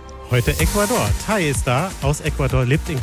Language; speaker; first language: German; native; German